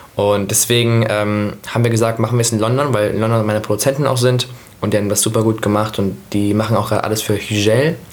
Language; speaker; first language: German; native; German